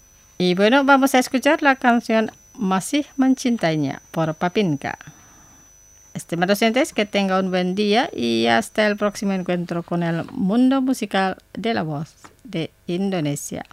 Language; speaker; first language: Spanish; non-native, fluent; Indonesian